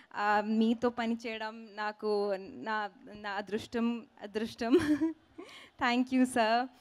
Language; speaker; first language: Telugu; non-native, learner; Hindi